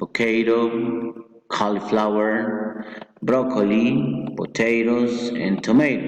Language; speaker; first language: English; non-native, fluent; Spanish